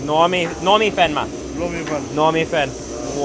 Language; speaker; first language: Chinese; non-native, learner; English